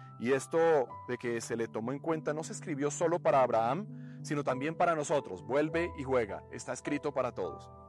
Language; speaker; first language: Spanish; native; Spanish